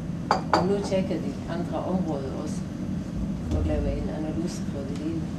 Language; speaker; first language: Danish; early bilingual, heritage; Somali